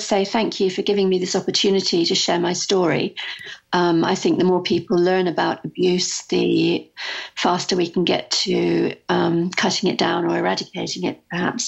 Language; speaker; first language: English; native; English